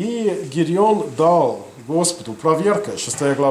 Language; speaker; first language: Russian; non-native, fluent; English